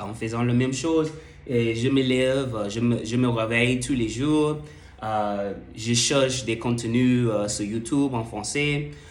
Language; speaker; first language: French; non-native, learner; English